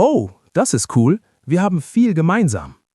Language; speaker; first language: German; non-native, fluent; English